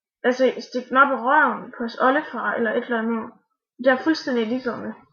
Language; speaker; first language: Danish; native; Danish